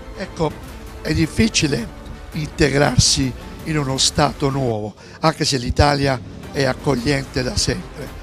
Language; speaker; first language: Italian; native; Italian